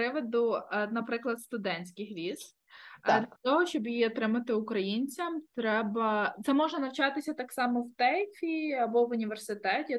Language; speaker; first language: Ukrainian; native; Ukrainian